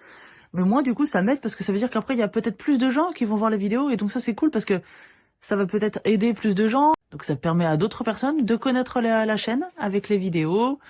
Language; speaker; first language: French; native; French